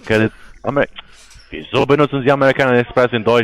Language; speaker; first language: German; non-native, learner; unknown